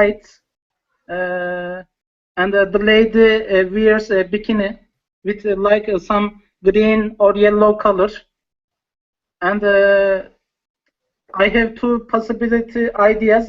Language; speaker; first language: English; non-native, learner; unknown